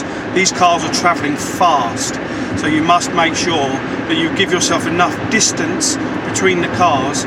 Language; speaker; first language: English; native; English